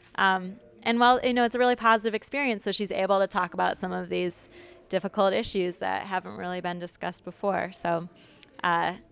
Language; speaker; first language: English; native; English